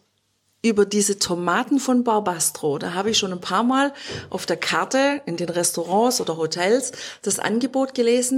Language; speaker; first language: German; native; German